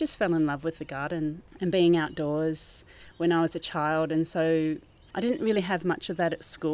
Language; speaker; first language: English; native; English